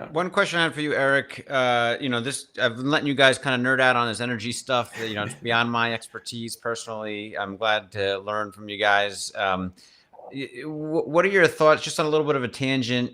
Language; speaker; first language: English; native; English